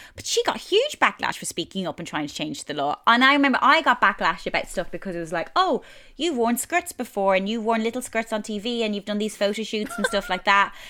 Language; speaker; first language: English; native; English